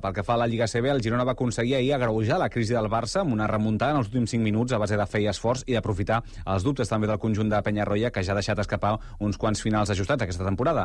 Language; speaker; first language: Catalan; native; Catalan